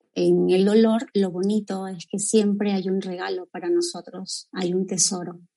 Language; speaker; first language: Spanish; native; Spanish